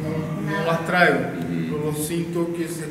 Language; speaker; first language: Spanish; non-native, learner; Portuguese